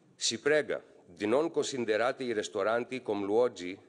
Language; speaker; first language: Italian; non-native, learner; Greek